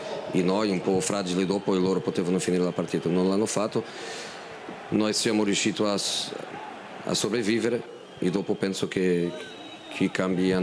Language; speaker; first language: Italian; non-native, fluent; Portuguese